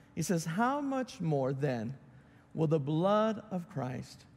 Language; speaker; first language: English; native; English